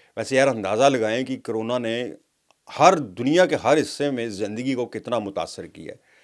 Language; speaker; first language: Urdu; native; Urdu